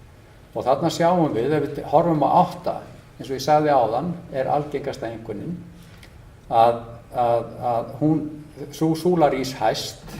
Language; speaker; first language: Icelandic; native; Icelandic